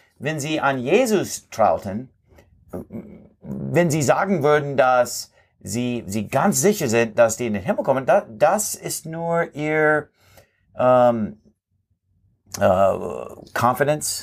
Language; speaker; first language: German; non-native, fluent; English